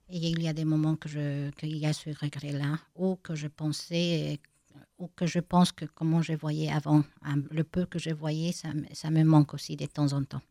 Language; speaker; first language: French; non-native, fluent; Spanish